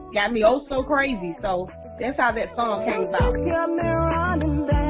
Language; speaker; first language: English; native; English